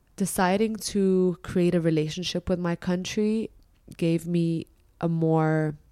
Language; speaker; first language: English; early bilingual, other home language; Arabic